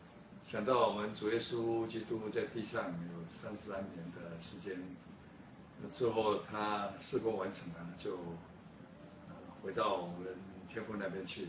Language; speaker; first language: Chinese; native; Chinese